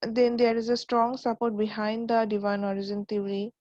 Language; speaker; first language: English; non-native, local second language; Bangla